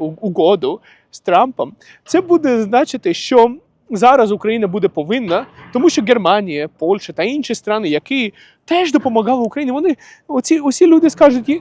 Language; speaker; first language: Ukrainian; non-native, local second language; Russian